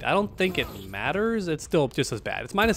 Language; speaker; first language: English; native; English